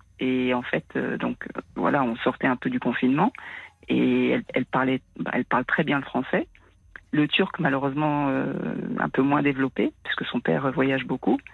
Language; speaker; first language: French; native; French